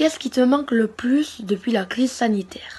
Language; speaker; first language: French; native; French